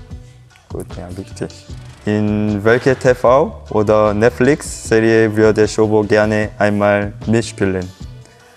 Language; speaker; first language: German; non-native, learner; Korean